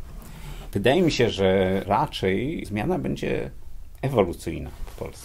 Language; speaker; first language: Polish; native; Polish